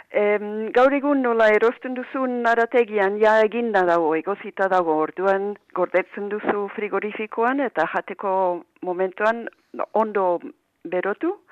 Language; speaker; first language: Basque; non-native, fluent; English